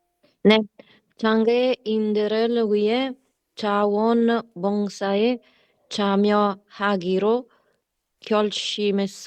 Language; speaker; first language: Korean; non-native, learner; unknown